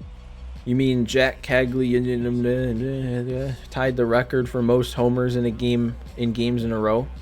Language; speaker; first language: English; native; English